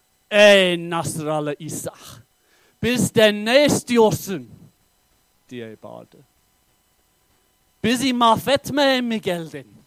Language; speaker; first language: Turkish; non-native, fluent; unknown